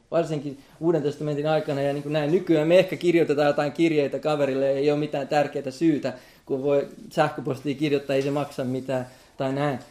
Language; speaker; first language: Finnish; non-native, local second language; Swedish